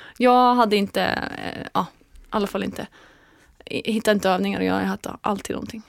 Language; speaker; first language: Swedish; non-native, fluent; Icelandic